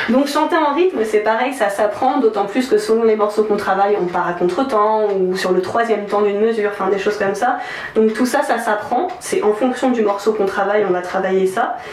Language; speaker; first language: French; native; French